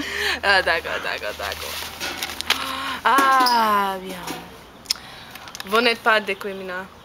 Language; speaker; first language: French; non-native, learner; English